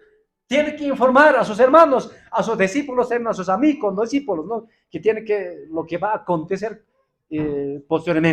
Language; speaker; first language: Spanish; non-native, local second language; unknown